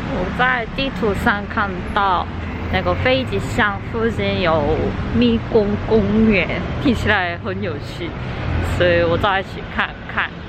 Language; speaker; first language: Chinese; non-native, fluent; Korean